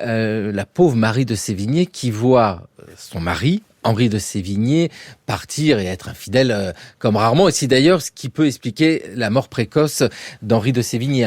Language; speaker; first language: French; native; French